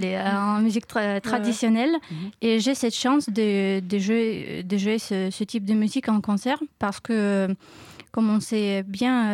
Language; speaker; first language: French; non-native, learner; Ukrainian